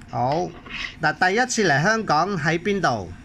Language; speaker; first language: Cantonese; native; Cantonese